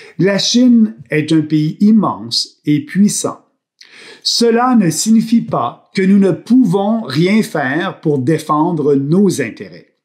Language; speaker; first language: French; native; French